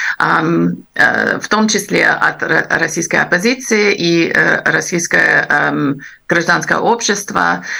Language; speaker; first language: Russian; non-native, fluent; English